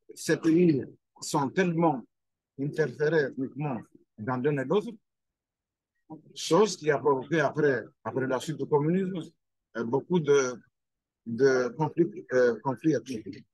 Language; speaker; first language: French; non-native, fluent; Albanian